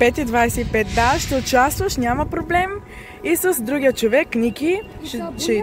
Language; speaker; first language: Bulgarian; native; Bulgarian